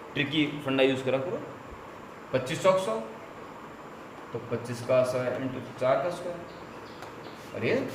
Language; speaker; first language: Hindi; native; Hindi